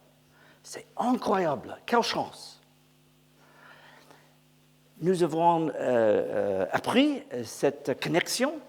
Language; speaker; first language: French; non-native, learner; English